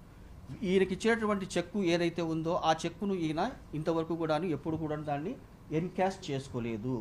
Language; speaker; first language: Telugu; native; Telugu